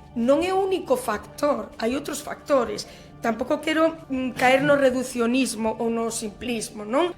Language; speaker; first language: Galician; non-native, local second language; Spanish